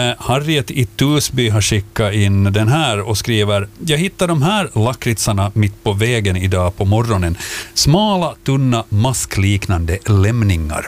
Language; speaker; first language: Swedish; native; Swedish